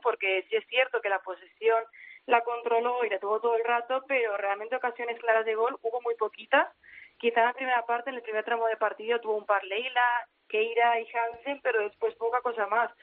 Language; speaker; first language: Spanish; native; Spanish